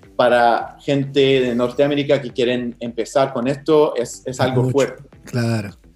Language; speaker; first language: Spanish; non-native, fluent; English